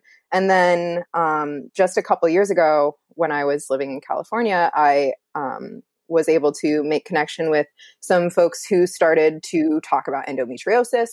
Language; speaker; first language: English; native; English